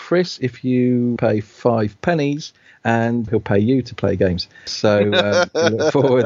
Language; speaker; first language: English; native; English